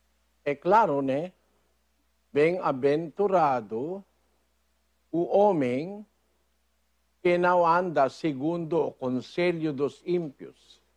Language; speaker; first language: Portuguese; non-native, fluent; Filipino